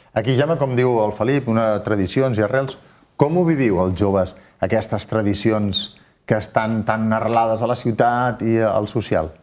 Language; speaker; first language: Catalan; native; Catalan